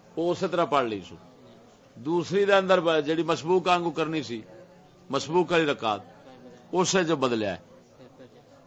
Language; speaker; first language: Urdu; non-native, local second language; Punjabi